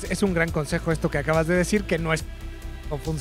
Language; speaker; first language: Spanish; native; Spanish